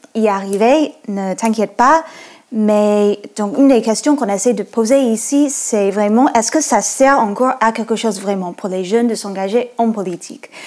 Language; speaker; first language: French; non-native, fluent; English